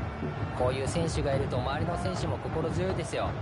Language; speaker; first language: Japanese; native; Japanese